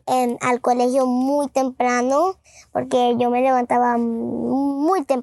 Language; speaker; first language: Spanish; early bilingual, heritage; Spanish